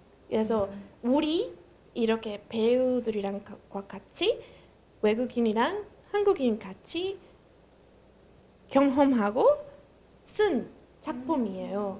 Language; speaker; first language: Korean; non-native, fluent; Spanish